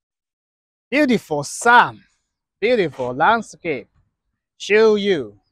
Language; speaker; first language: English; non-native, learner; Chinese